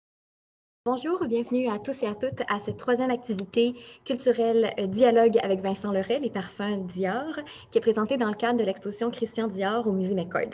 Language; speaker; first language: French; native; French